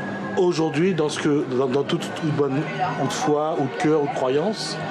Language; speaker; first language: French; native; French